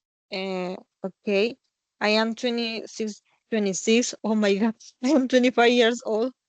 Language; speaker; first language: English; non-native, learner; Spanish